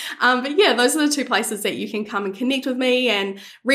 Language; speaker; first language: English; native; English